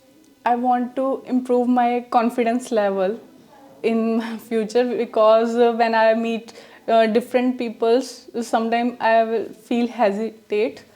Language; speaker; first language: English; non-native, learner; Punjabi